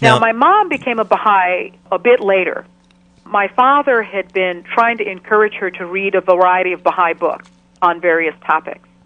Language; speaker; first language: English; native; English